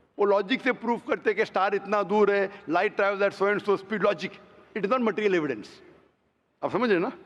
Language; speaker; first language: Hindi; non-native, local second language; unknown